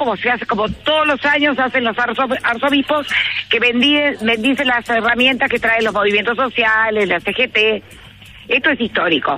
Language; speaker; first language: Spanish; native; Spanish